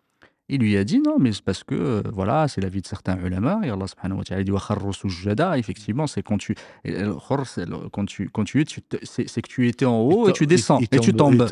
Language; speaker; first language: French; native; French